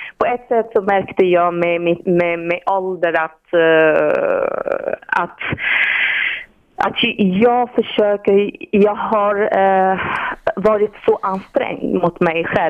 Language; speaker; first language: Swedish; non-native, fluent; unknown